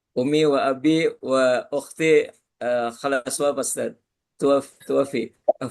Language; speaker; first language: Arabic; non-native, learner; Indonesian